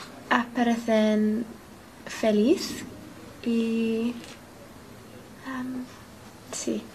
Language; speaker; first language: Spanish; non-native, learner; English